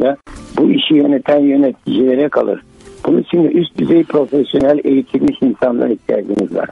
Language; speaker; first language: Turkish; native; Turkish